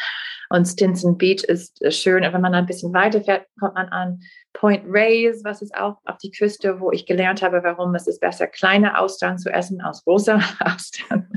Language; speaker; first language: German; non-native, fluent; English